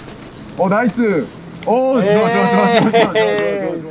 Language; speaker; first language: Korean; native; Korean